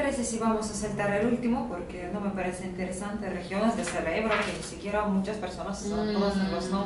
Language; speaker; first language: Spanish; non-native, fluent; Russian